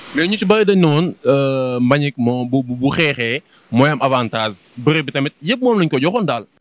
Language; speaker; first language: Wolof; native; Wolof